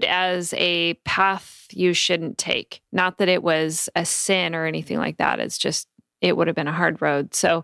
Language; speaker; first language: English; native; English